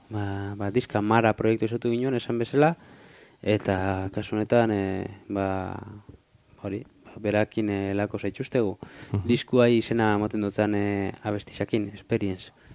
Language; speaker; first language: Basque; native; Basque